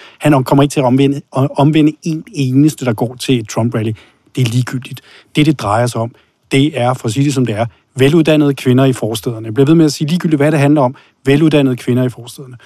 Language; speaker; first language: Danish; native; Danish